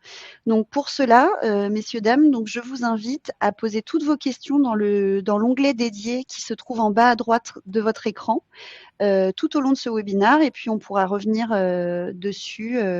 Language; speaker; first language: French; native; French